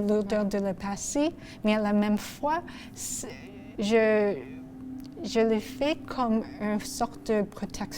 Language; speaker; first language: French; non-native, local second language; English